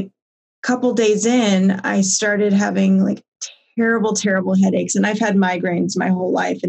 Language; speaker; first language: English; native; English